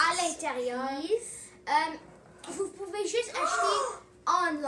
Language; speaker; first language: French; non-native, local second language; English